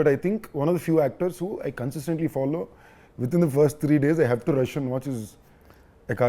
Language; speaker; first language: Telugu; native; Telugu